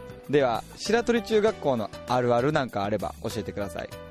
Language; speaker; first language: Japanese; native; Japanese